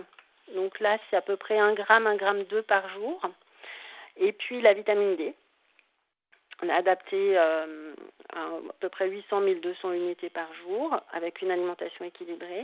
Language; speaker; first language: French; native; French